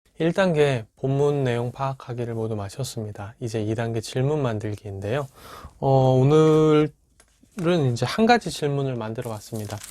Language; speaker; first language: Korean; native; Korean